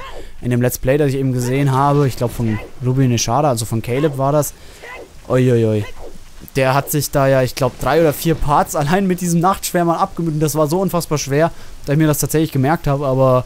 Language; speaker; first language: German; native; German